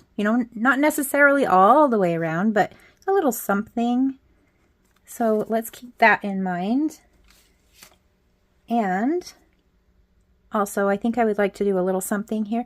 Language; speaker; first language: English; native; English